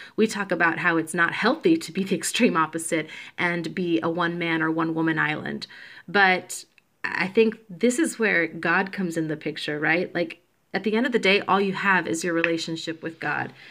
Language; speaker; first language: English; native; English